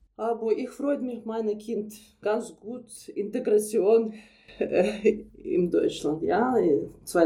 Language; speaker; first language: German; non-native, learner; Ukrainian